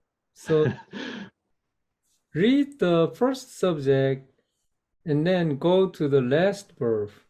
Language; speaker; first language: English; non-native, fluent; Korean